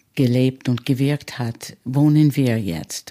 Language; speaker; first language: German; early bilingual, heritage; German